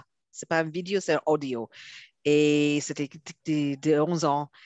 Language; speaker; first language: French; non-native, fluent; Hebrew